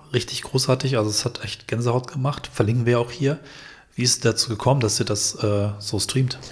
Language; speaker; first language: German; native; German